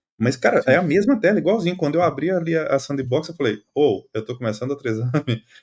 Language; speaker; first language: Portuguese; native; Portuguese